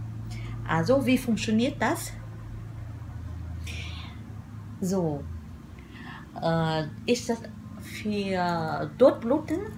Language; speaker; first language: German; non-native, learner; Vietnamese